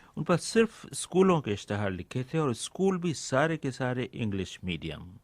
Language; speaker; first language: Urdu; native; Urdu